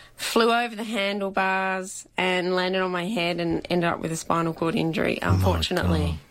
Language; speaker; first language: English; native; English